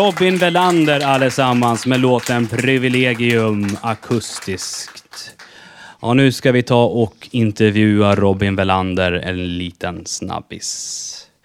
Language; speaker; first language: Swedish; native; Swedish